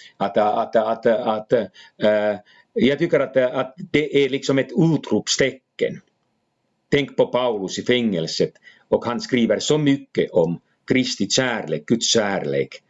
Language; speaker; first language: Swedish; non-native, fluent; Finnish